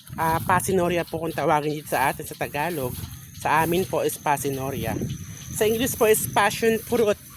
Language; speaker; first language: Filipino; native; Filipino